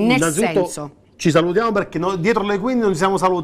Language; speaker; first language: Italian; native; Italian